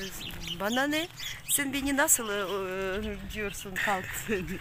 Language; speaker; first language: Turkish; non-native, learner; Russian